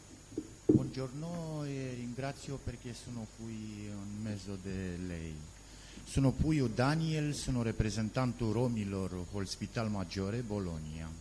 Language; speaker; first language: Italian; non-native, learner; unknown